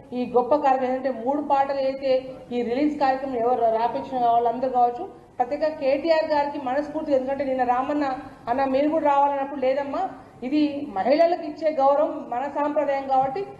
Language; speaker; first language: Telugu; non-native, local second language; Lambadi